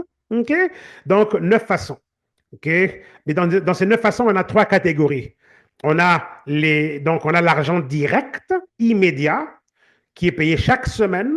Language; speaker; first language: French; native; French